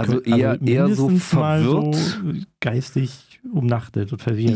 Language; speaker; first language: German; native; German